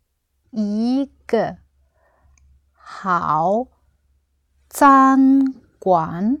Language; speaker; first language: Chinese; non-native, learner; English